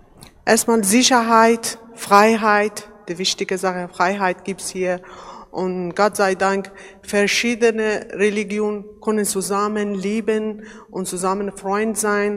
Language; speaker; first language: German; non-native, learner; Persian